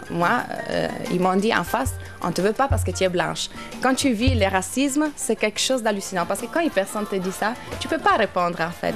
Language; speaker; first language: French; non-native, fluent; Italian